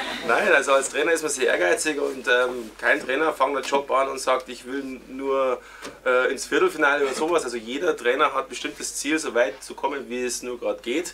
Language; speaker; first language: German; native; German